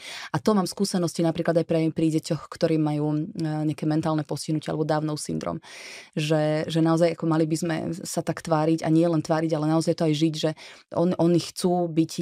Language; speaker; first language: Slovak; native; Slovak